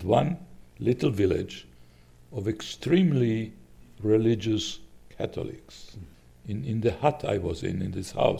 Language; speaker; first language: English; non-native, fluent; Slovak